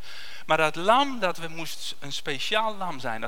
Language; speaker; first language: Dutch; native; Dutch